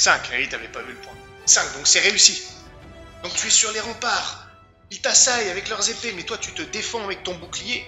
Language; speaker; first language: French; native; French